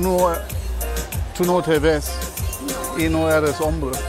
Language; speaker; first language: Spanish; non-native, learner; German